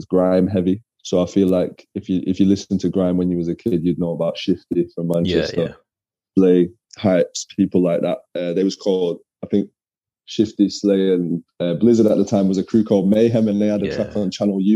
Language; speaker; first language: English; native; English